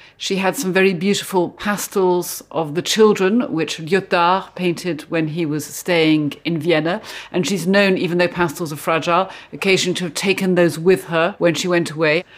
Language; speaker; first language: English; native; English